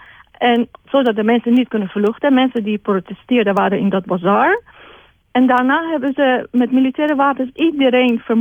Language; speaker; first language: Dutch; non-native, fluent; Persian